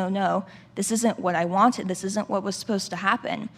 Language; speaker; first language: English; native; English